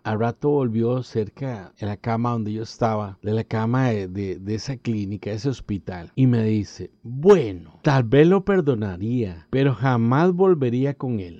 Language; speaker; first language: Spanish; native; Spanish